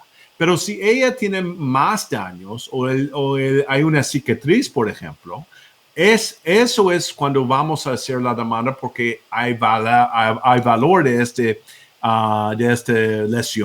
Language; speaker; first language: Spanish; non-native, fluent; English